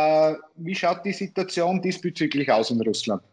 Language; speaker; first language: German; native; German